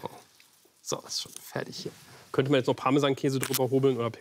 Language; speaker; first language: German; native; German